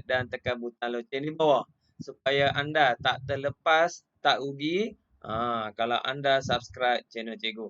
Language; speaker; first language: Malay; native; Malay